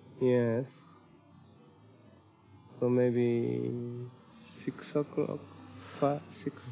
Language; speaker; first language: English; non-native, learner; Japanese